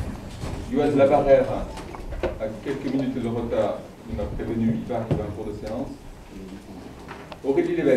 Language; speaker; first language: French; native; French